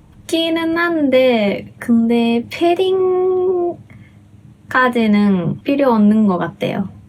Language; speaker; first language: Korean; non-native, fluent; Japanese